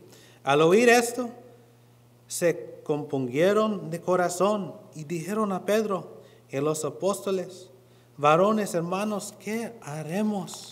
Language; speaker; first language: Spanish; non-native, learner; English